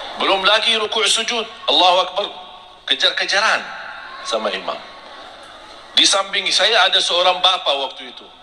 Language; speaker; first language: Indonesian; non-native, fluent; Arabic